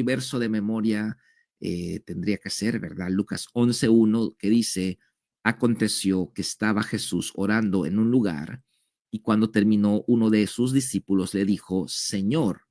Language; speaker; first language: Spanish; native; Spanish